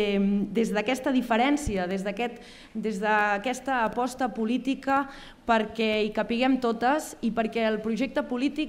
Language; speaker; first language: Catalan; native; Catalan